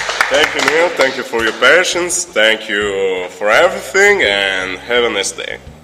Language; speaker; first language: English; non-native, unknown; Italian